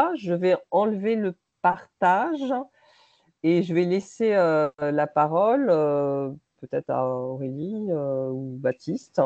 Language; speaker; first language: French; native; French